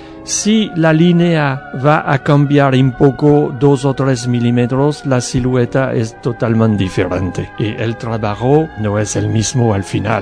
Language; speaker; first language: Spanish; non-native, learner; French